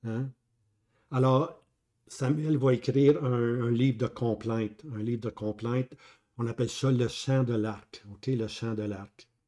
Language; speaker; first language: French; native; French